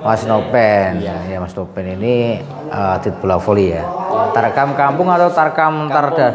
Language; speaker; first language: Indonesian; native; Indonesian